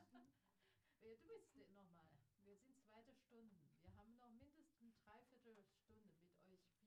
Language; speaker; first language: German; non-native, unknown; Chinese